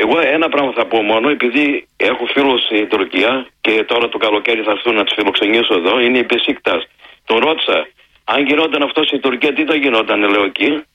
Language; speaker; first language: Greek; early bilingual, heritage; Greek